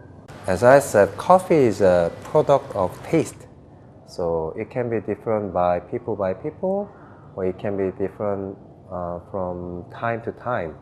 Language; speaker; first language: English; non-native, fluent; Korean